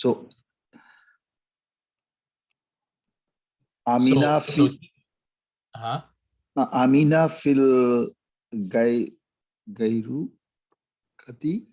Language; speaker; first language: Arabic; non-native, learner; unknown